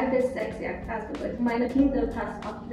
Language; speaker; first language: German; non-native, learner; Chinese